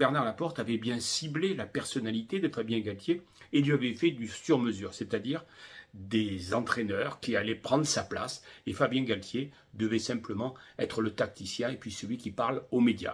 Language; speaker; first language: French; native; French